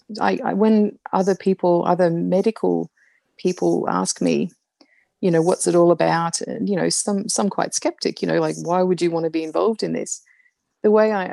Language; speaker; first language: English; native; English